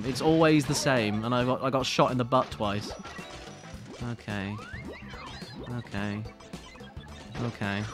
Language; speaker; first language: English; native; English